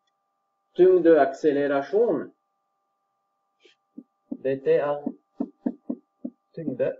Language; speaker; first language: Norwegian; non-native, fluent; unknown